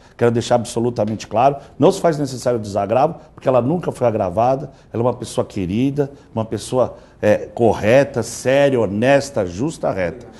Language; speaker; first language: Portuguese; native; Portuguese